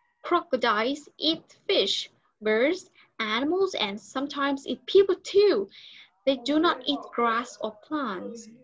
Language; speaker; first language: English; non-native, learner; Vietnamese